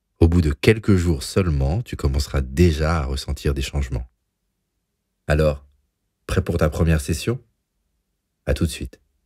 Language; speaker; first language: French; native; French